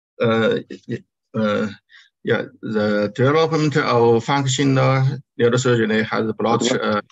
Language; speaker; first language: English; non-native, learner; Chinese